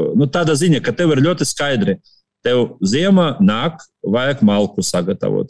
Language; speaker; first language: Latvian; non-native, local second language; Russian